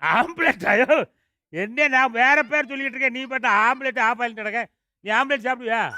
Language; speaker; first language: Tamil; native; Tamil